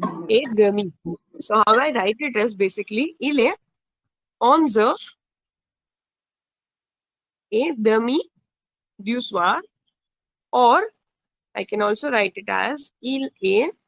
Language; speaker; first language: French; non-native, fluent; Hindi